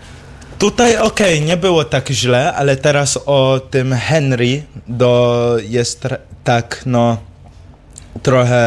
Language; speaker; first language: Polish; early bilingual, heritage; English